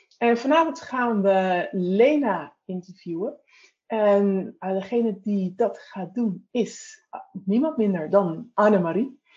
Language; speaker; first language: Dutch; native; Dutch